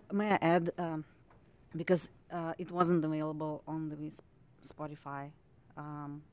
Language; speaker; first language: English; non-native, fluent; Russian